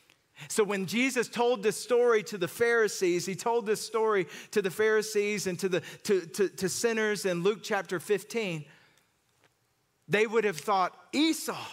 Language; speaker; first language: English; native; English